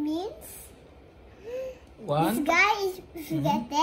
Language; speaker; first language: English; non-native, learner; Indonesian